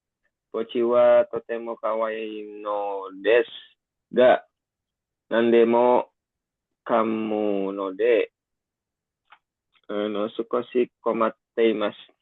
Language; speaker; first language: Japanese; non-native, learner; Indonesian